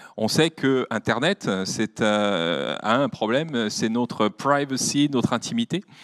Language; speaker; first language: French; native; French